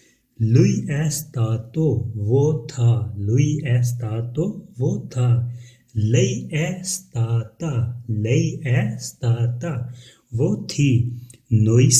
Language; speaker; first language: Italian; non-native, fluent; Urdu